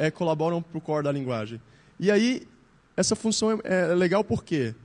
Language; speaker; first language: Portuguese; native; Portuguese